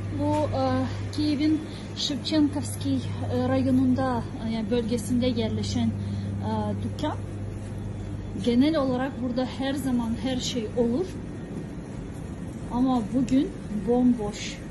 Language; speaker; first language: Turkish; non-native, fluent; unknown